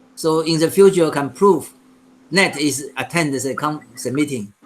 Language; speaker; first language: English; non-native, learner; Chinese